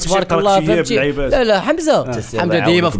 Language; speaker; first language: Arabic; native; Arabic